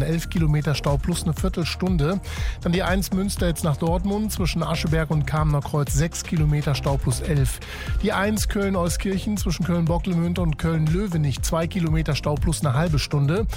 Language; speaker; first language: German; native; German